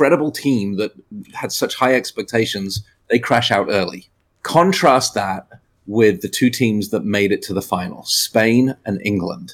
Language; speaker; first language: English; native; English